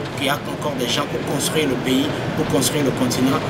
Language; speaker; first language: French; non-native, local second language; Fon